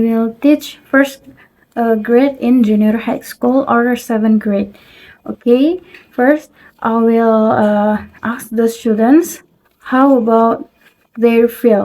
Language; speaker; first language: English; non-native, learner; Indonesian